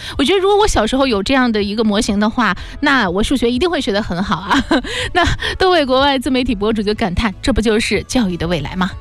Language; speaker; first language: Chinese; native; Chinese